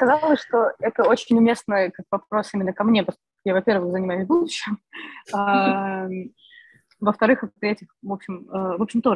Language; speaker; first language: Russian; native; Russian